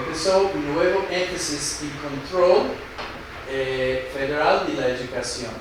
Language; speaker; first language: Spanish; non-native, fluent; English